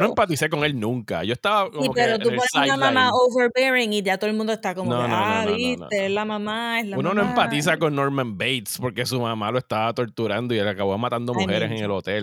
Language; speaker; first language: Spanish; native; Spanish